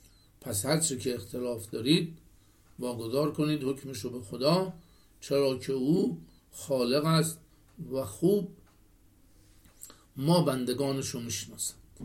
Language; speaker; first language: Persian; native; Persian